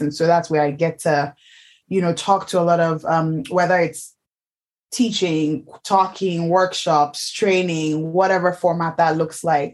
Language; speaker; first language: English; non-native, local second language; Yoruba